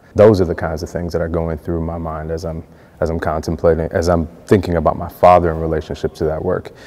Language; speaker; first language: English; native; English